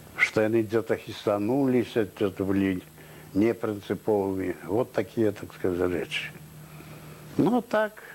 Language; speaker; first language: Belarusian; native; Belarusian